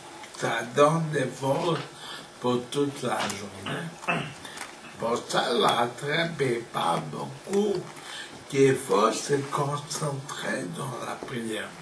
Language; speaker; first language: French; non-native, fluent; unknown